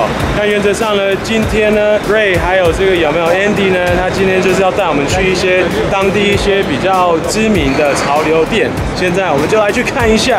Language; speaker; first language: Chinese; native; Chinese